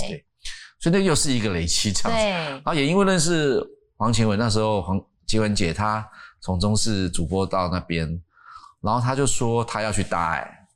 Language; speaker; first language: Chinese; native; Chinese